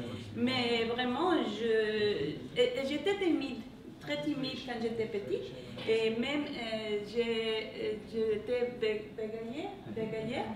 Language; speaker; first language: French; non-native, learner; English